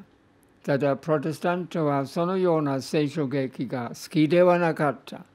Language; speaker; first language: Japanese; non-native, fluent; English